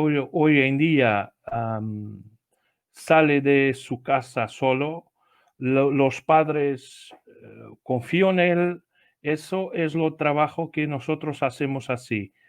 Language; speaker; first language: Spanish; non-native, learner; Portuguese